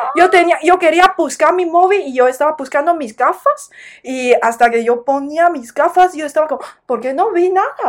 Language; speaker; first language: Spanish; non-native, learner; Chinese